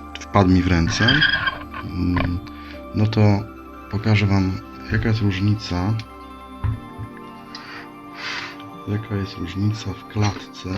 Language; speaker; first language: Polish; native; Polish